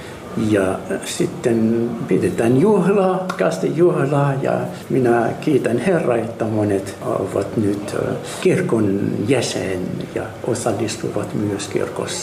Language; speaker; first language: Finnish; non-native, learner; Arabic